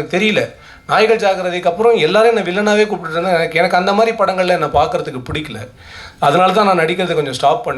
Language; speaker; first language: Tamil; native; Tamil